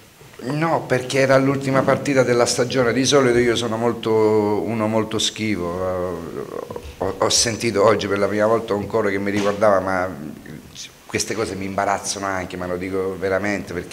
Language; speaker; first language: Italian; native; Italian